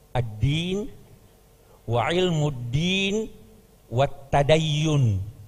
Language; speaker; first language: Arabic; non-native, fluent; Indonesian